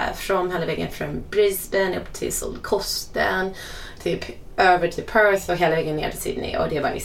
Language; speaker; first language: Swedish; non-native, fluent; English